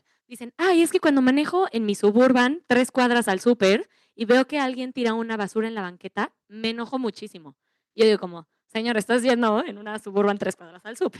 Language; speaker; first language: Spanish; native; Spanish